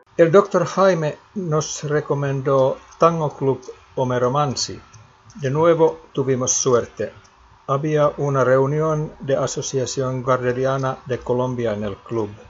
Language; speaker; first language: Spanish; non-native, fluent; Finnish